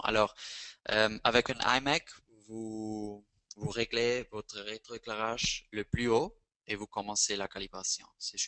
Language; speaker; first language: French; non-native, fluent; Spanish